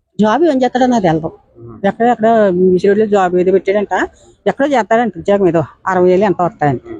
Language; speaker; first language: Telugu; native; Telugu